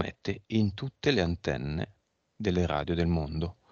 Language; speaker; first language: Italian; native; Italian